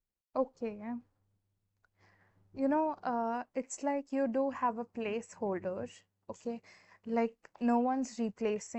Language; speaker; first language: English; non-native, local second language; Hindi